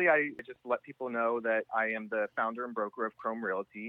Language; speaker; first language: English; native; English